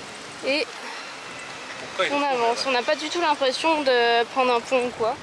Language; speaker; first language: French; native; French